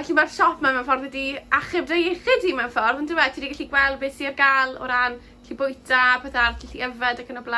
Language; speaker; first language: Welsh; native; Welsh